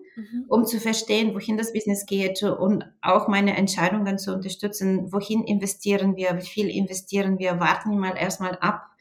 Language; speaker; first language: German; non-native, fluent; Bulgarian